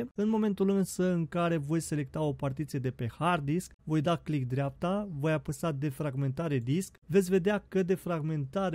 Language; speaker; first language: Romanian; native; Romanian